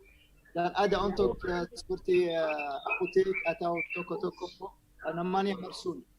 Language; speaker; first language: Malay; non-native, learner; Arabic